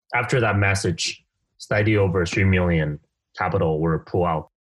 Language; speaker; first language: English; non-native, fluent; Chinese